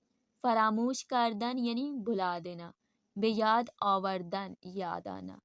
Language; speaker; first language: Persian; non-native, fluent; Urdu